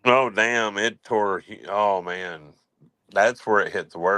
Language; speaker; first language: English; native; English